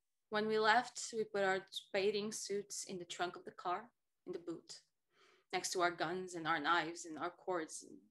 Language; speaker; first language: English; non-native, fluent; Portuguese